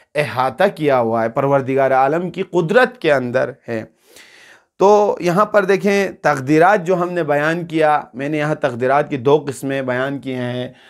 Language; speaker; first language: Urdu; non-native, local second language; Balti